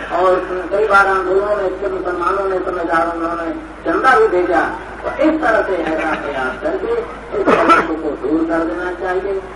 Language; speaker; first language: Hindi; native; Hindi